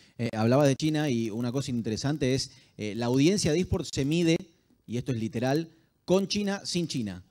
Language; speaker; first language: Spanish; native; Spanish